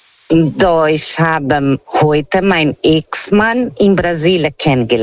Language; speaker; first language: German; non-native, fluent; Portuguese